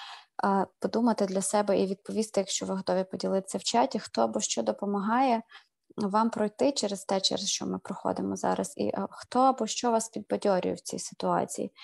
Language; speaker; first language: Ukrainian; native; Ukrainian